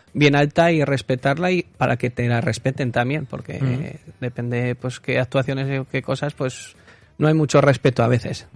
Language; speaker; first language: Spanish; native; Spanish